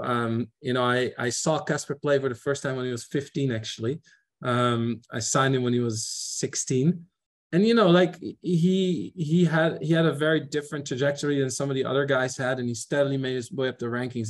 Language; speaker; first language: English; non-native, fluent; Dutch